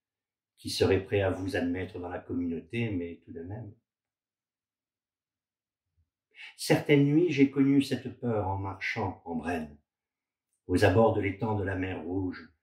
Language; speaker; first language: French; native; French